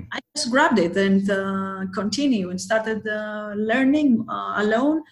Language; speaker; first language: English; non-native, fluent; Greek